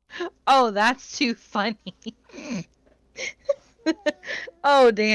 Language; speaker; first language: English; native; English